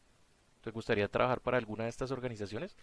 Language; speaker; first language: Spanish; native; Spanish